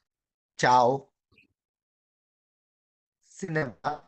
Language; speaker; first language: Italian; non-native, learner; Bangla